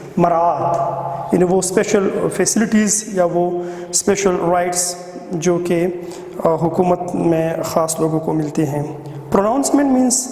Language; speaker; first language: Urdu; non-native, local second language; Pashto